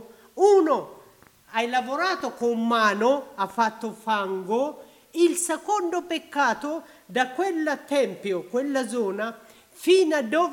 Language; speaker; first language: Italian; non-native, learner; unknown